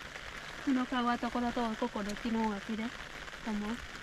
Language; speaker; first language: Japanese; non-native, learner; Vietnamese